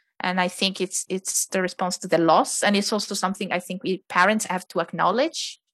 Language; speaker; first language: English; non-native, fluent; Italian